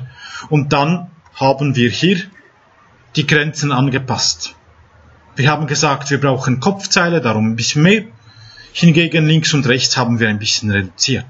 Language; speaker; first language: German; non-native, fluent; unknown